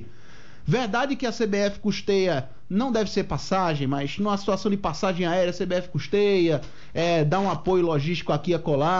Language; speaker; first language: Portuguese; native; Portuguese